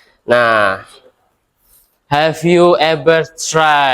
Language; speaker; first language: English; non-native, fluent; Indonesian